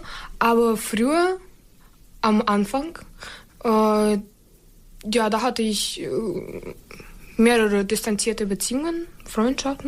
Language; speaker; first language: German; non-native, fluent; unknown